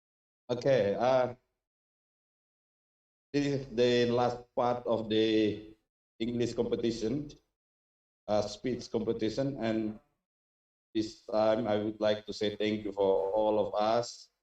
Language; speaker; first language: English; non-native, learner; Indonesian